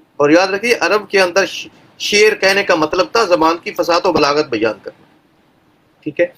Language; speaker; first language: Urdu; non-native, local second language; Punjabi